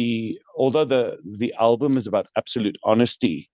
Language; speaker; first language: English; native; English